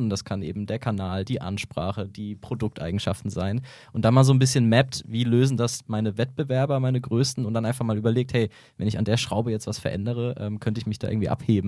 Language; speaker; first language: German; native; German